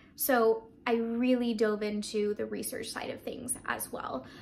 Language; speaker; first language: English; native; English